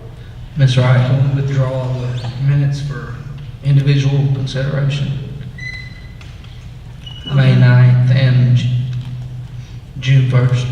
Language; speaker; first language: English; native; English